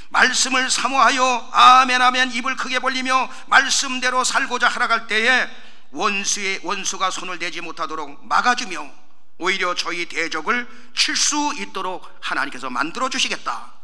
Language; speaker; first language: Korean; native; Korean